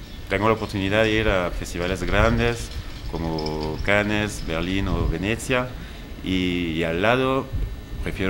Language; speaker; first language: Spanish; non-native, fluent; French